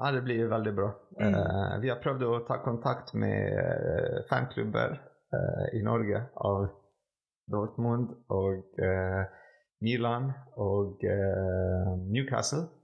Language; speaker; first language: Norwegian; non-native, fluent; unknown